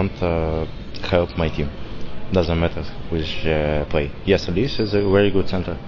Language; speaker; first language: English; non-native, learner; Russian